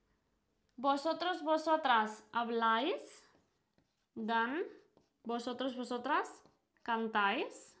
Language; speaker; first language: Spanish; non-native, fluent; Indonesian